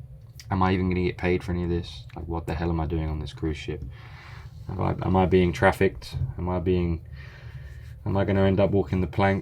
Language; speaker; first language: English; native; English